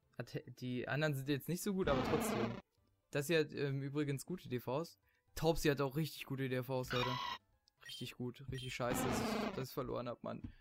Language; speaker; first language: German; native; German